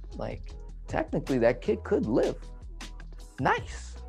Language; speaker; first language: English; native; English